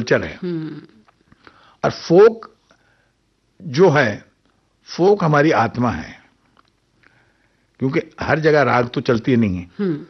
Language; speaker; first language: Hindi; native; Hindi